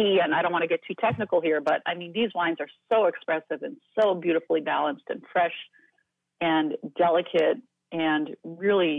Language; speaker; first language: English; native; English